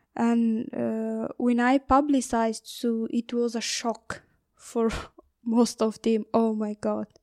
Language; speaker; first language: English; non-native, learner; Persian